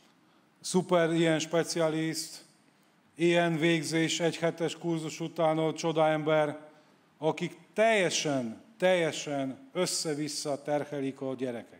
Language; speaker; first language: Hungarian; non-native, fluent; Polish